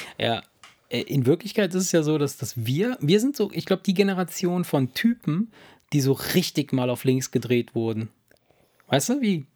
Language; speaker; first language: German; early bilingual, other home language; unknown